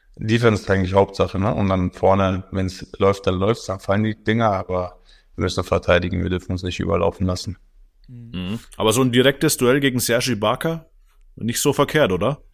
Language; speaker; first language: German; native; German